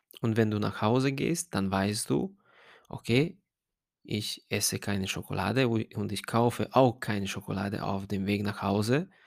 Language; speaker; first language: German; non-native, fluent; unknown